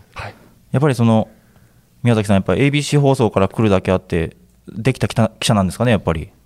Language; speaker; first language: Japanese; native; Japanese